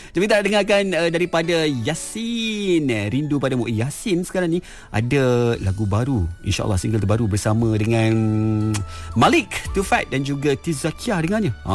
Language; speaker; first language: Malay; native; Malay